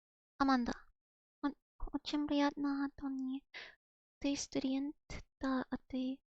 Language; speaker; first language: Russian; non-native, learner; English